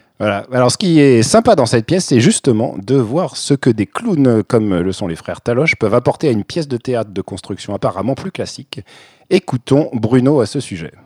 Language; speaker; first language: French; native; French